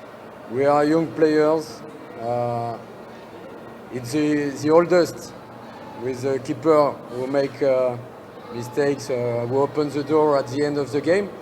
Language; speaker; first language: English; non-native, learner; French